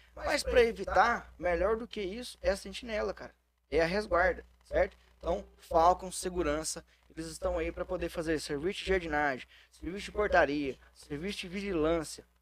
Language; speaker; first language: Portuguese; native; Portuguese